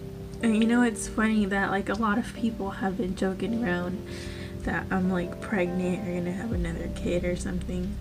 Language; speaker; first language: English; native; English